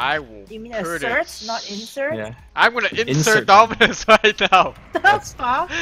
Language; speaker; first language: English; early bilingual, heritage; Dutch